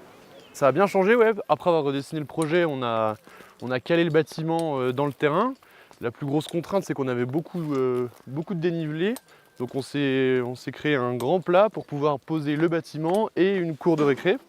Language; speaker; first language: French; native; French